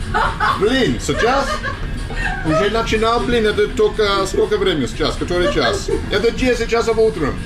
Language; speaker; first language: Russian; non-native, learner; English